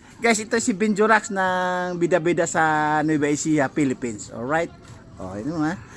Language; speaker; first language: Filipino; native; Filipino